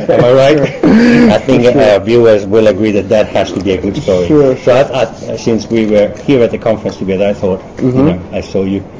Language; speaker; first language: English; early bilingual, other home language; German